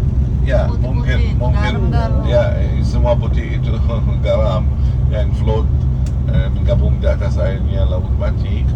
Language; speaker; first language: Indonesian; non-native, fluent; Arabic